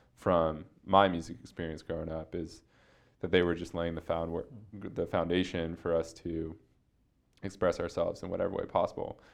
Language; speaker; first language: English; native; English